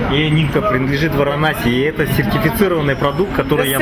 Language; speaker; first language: Russian; native; Russian